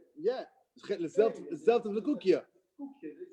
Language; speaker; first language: Dutch; non-native, fluent; English